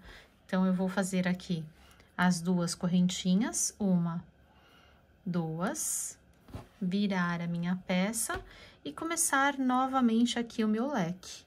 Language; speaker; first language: Portuguese; native; Portuguese